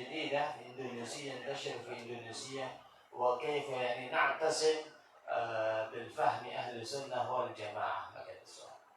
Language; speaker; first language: Arabic; non-native, fluent; Indonesian